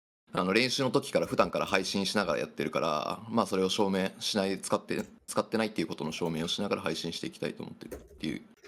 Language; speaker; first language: Japanese; native; Japanese